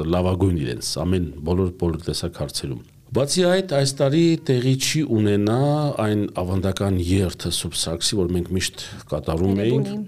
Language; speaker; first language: Armenian; native; Armenian